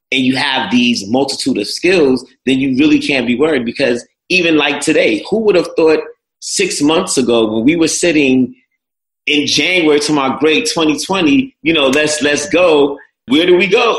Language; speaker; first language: English; native; English